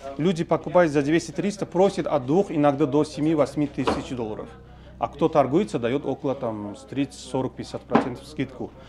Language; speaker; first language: Russian; non-native, local second language; Tajik